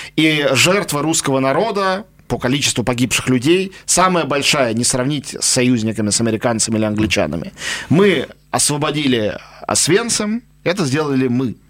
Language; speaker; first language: Russian; native; Russian